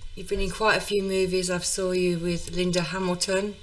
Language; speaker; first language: English; native; English